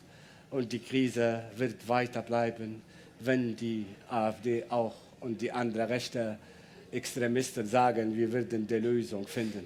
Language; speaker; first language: German; non-native, learner; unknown